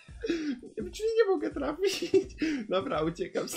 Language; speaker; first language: Polish; native; Polish